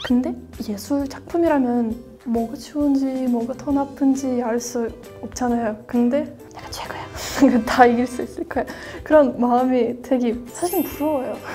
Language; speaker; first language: Korean; non-native, fluent; Russian